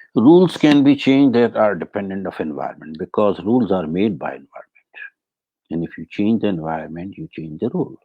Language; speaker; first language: English; non-native, local second language; Urdu